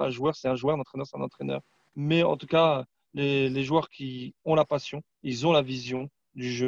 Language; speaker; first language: French; non-native, fluent; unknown